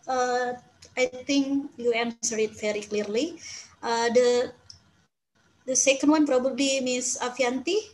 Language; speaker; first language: English; non-native, fluent; Indonesian